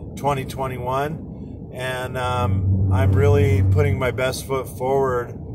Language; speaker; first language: English; native; English